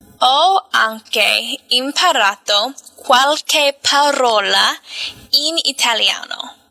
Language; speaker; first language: Italian; non-native, fluent; English